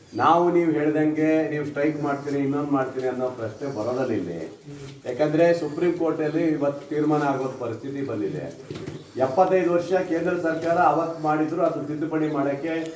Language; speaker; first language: Kannada; native; Kannada